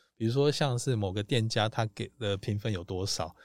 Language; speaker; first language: Chinese; native; Chinese